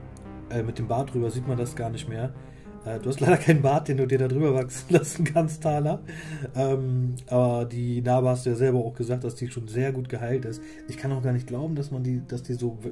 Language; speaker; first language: German; native; German